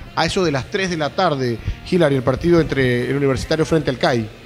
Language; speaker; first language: Spanish; native; Spanish